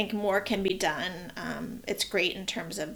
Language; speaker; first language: English; native; English